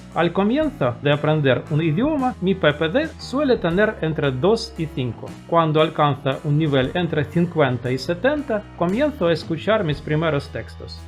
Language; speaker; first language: Spanish; non-native, fluent; Russian